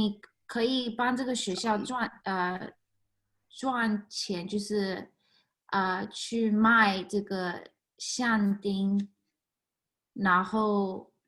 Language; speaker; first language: Chinese; early bilingual, heritage; Chinese